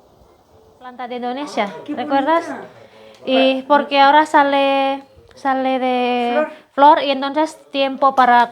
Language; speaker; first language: Spanish; non-native, learner; Indonesian